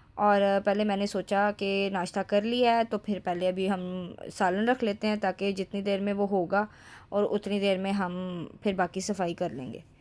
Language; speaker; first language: Urdu; native; Urdu